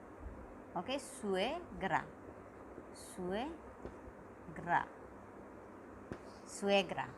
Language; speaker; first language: Spanish; non-native, learner; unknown